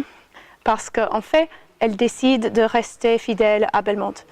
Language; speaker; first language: French; non-native, fluent; English